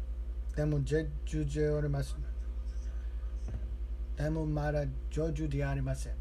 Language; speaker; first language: Japanese; non-native, learner; English